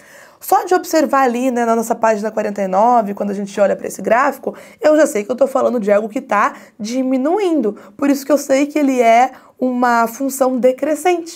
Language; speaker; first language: Portuguese; native; Portuguese